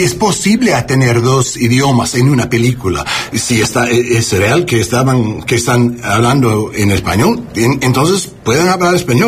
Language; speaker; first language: Spanish; non-native, learner; English